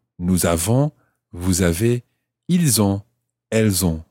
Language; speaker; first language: French; non-native, fluent; English